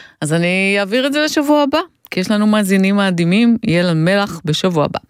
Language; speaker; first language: Hebrew; native; Hebrew